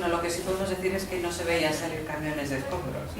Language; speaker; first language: Spanish; native; Spanish